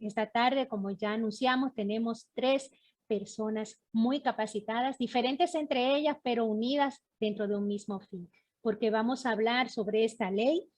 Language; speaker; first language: Spanish; native; Spanish